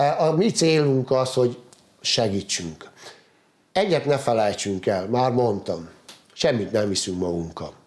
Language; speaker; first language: Hungarian; native; Hungarian